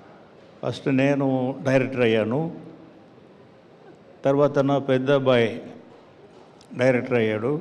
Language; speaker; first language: Telugu; non-native, learner; Tamil